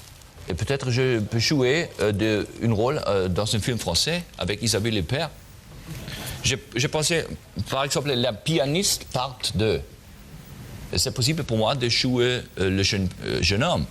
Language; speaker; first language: French; non-native, learner; German